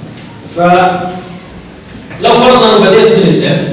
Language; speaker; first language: Arabic; native; Arabic